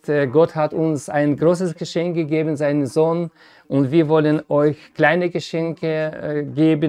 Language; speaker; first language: German; non-native, fluent; Ukrainian